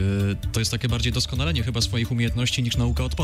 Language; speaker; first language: Polish; native; Polish